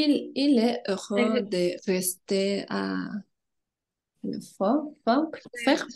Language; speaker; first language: French; non-native, learner; Spanish